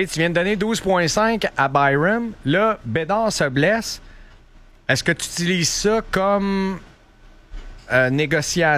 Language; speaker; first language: French; native; French